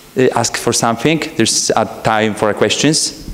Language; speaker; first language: English; non-native, fluent; Polish